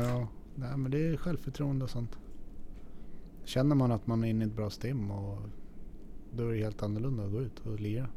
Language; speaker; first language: Swedish; native; Swedish